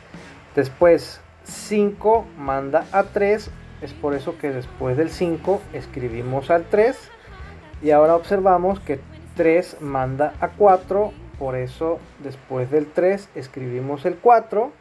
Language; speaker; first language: Spanish; native; Spanish